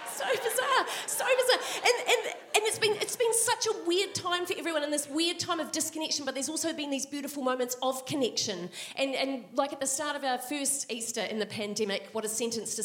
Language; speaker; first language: English; native; English